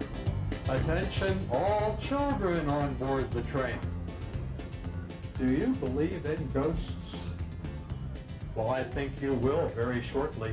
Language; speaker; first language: English; native; English